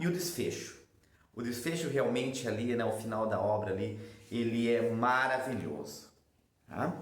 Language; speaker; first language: Portuguese; native; Portuguese